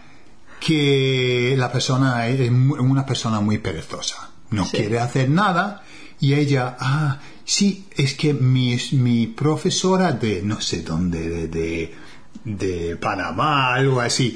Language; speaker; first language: Spanish; non-native, fluent; English